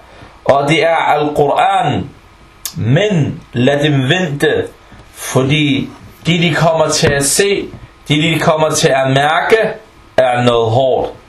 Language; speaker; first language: Danish; early bilingual, other home language; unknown